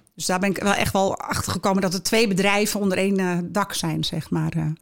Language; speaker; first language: Dutch; native; Dutch